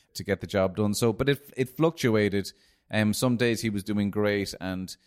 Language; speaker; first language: English; native; English